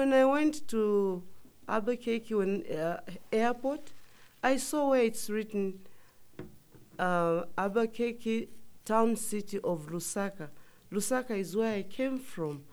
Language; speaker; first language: English; non-native, local second language; Nyanja